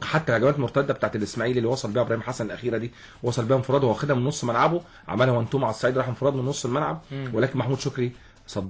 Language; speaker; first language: Arabic; native; Arabic